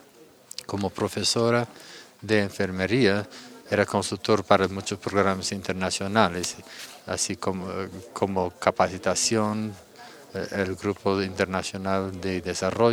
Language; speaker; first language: Spanish; non-native, fluent; English